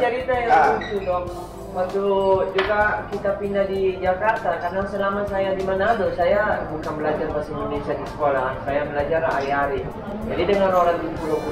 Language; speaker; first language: Indonesian; non-native, fluent; Italian